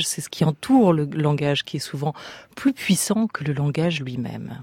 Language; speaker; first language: French; native; French